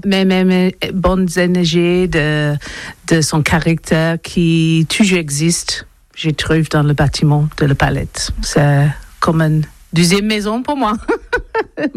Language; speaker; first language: French; non-native, learner; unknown